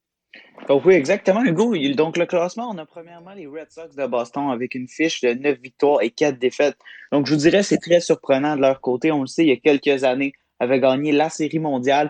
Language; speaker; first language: French; native; French